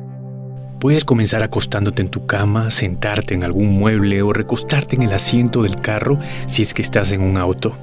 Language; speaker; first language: Spanish; native; Spanish